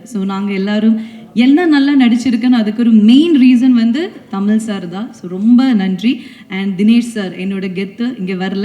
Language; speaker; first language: Tamil; non-native, fluent; Malayalam